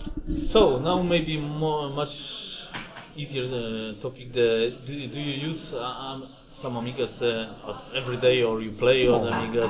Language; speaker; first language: English; non-native, fluent; Polish